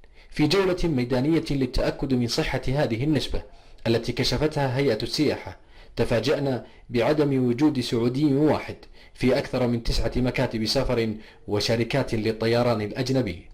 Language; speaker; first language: Arabic; native; Arabic